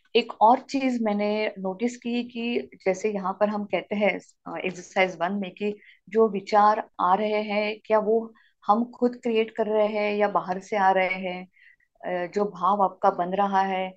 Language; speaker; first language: Hindi; non-native, local second language; Marathi